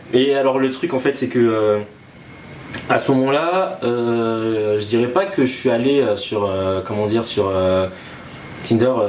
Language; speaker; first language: French; non-native, local second language; Malagasy